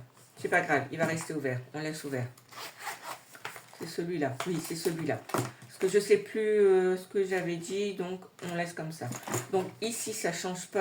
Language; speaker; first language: French; native; French